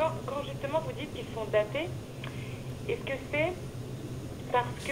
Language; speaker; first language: French; native; French